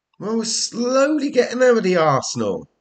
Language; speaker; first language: English; native; English